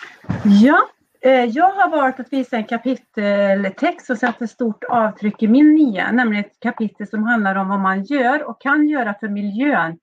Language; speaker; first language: Swedish; native; Swedish